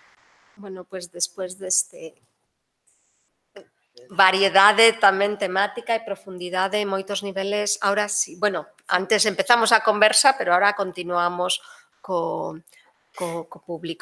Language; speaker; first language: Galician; non-native, local second language; Spanish